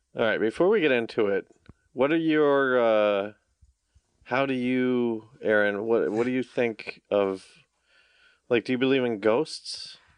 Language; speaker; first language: English; native; English